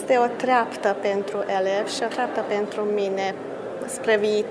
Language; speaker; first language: Romanian; early bilingual, heritage; Romanian